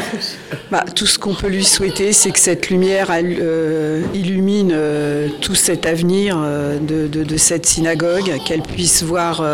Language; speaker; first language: French; native; French